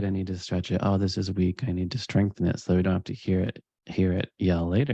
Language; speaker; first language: English; native; English